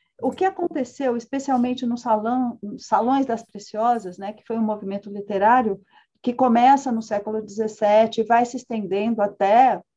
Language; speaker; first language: Portuguese; early bilingual, other home language; Spanish